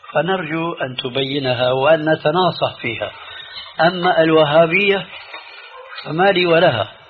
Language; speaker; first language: Arabic; early bilingual, other home language; Albanian